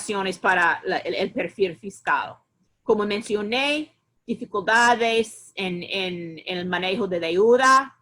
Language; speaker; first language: Spanish; non-native, fluent; English